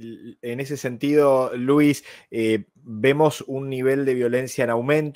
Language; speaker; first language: Spanish; native; Spanish